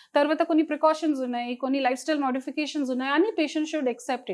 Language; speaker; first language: Telugu; non-native, learner; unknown